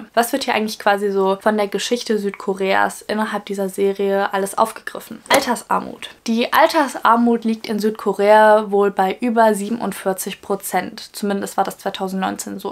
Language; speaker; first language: German; native; German